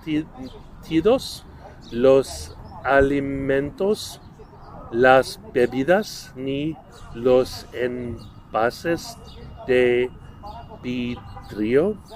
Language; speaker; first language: Spanish; non-native, learner; English